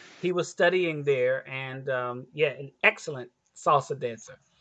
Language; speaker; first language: English; native; English